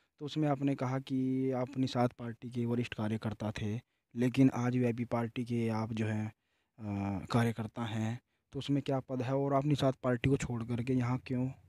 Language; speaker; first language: Hindi; native; Hindi